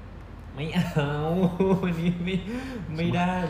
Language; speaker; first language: Chinese; non-native, learner; Thai